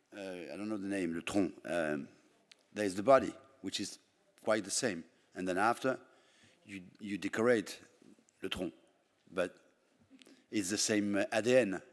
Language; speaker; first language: English; non-native, fluent; French